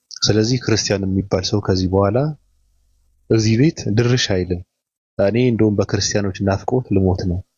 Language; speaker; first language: Amharic; native; Amharic